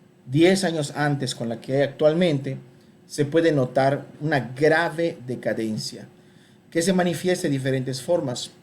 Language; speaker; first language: Spanish; native; Spanish